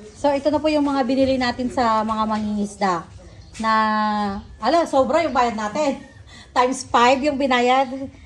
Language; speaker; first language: Filipino; native; Filipino